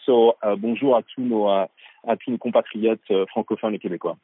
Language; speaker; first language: French; native; French